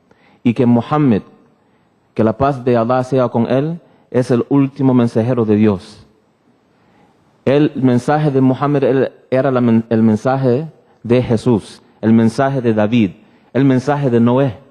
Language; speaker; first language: Spanish; early bilingual, heritage; Spanish